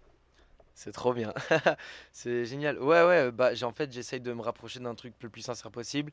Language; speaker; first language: French; native; French